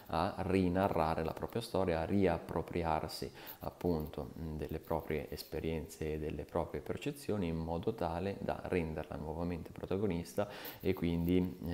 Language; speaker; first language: Italian; native; Italian